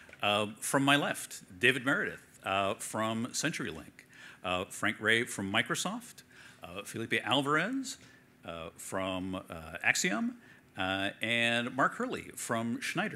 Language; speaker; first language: English; native; English